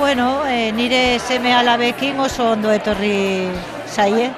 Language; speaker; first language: Basque; non-native, learner; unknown